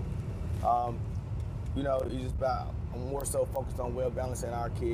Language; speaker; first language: English; native; English